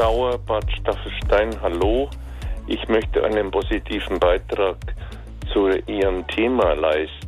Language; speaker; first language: German; native; German